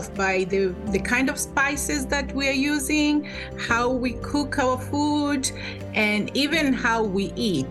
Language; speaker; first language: English; non-native, local second language; Swahili